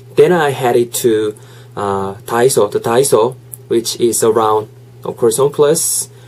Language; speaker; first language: English; non-native, fluent; Korean